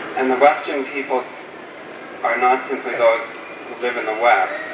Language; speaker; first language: English; native; English